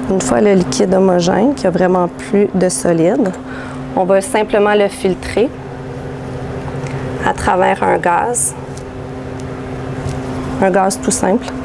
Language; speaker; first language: French; native; French